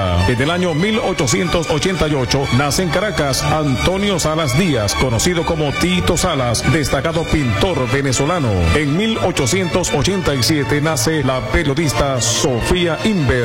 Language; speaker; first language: Spanish; native; Spanish